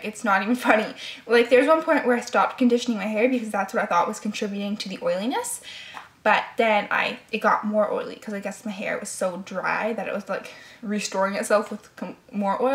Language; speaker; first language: English; native; English